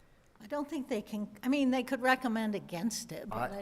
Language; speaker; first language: English; native; English